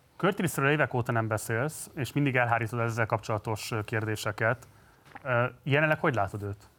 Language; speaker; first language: Hungarian; native; Hungarian